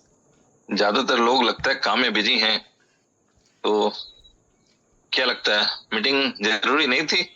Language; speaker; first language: Hindi; native; Hindi